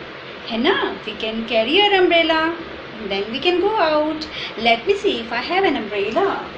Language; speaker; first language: English; non-native, local second language; Hindi